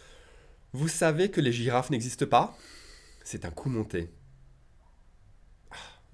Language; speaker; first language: French; native; French